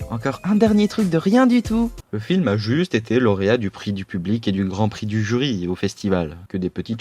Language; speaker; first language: French; native; French